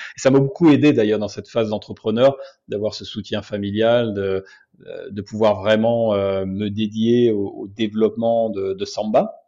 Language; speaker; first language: French; native; French